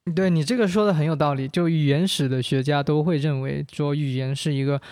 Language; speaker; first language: Chinese; non-native, local second language; Min Nan Chinese